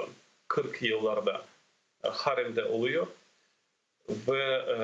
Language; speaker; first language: Turkish; non-native, fluent; Ukrainian